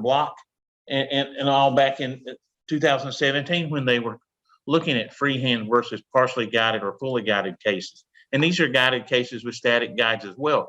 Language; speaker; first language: English; native; English